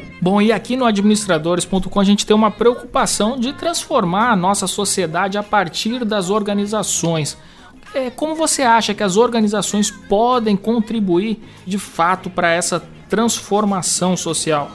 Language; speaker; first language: Portuguese; native; Portuguese